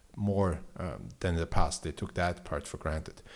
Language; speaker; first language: English; non-native, fluent; German